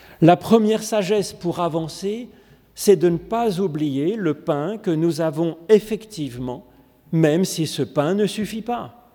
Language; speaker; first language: French; native; French